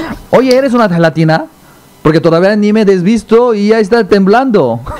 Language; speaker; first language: Spanish; non-native, fluent; Korean